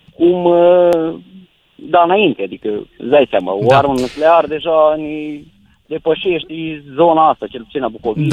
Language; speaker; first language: Romanian; native; Romanian